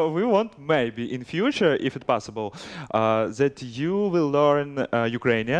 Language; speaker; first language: English; non-native, learner; Ukrainian